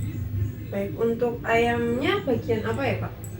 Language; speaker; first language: Indonesian; native; Indonesian